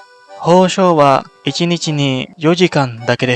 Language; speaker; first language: Japanese; non-native, learner; Indonesian